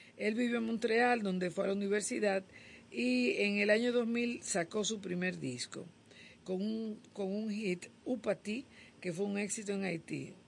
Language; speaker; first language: Spanish; native; Spanish